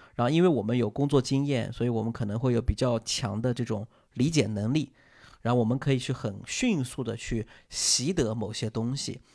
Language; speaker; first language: Chinese; native; Chinese